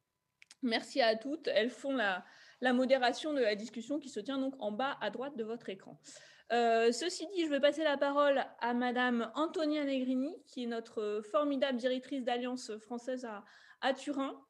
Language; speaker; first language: French; native; French